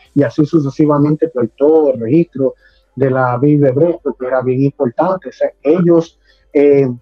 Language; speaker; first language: Spanish; native; Spanish